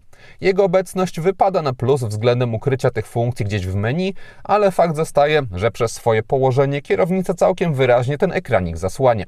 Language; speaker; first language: Polish; native; Polish